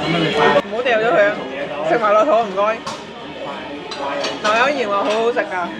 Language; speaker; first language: Cantonese; native; Cantonese